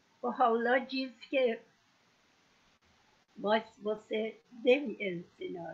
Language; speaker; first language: Portuguese; non-native, learner; Persian